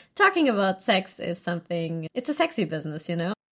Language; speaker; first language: English; non-native, fluent; Italian